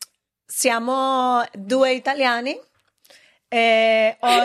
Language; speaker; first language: Italian; non-native, learner; Spanish